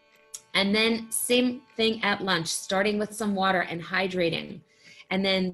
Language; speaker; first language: English; native; English